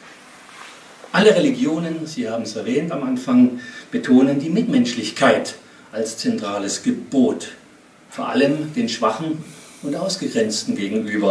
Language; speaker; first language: German; native; German